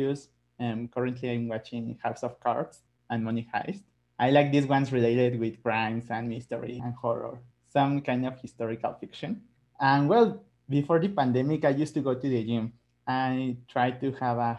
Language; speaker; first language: English; non-native, fluent; Spanish